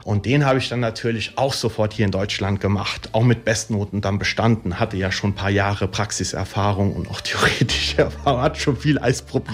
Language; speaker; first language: German; early bilingual, other home language; Italian